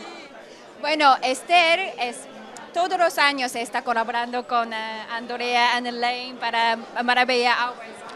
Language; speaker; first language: Spanish; non-native, learner; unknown